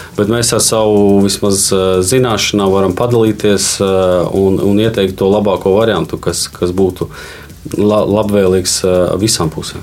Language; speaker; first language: Latvian; non-native, local second language; Russian